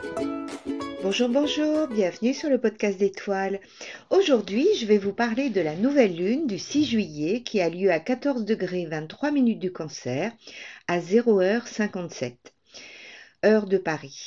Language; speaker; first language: French; native; French